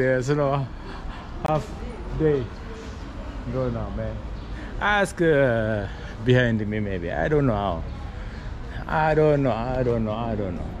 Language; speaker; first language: English; non-native, learner; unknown